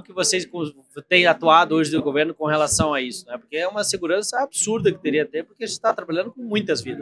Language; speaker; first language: Portuguese; native; Portuguese